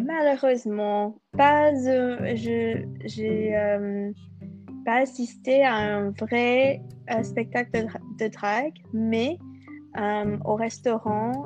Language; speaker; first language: French; non-native, fluent; English